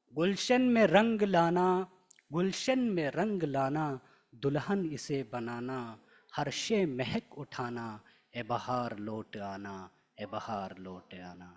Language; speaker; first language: Hindi; non-native, local second language; Shina